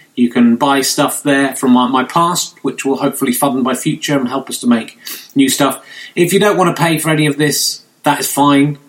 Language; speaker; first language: English; native; English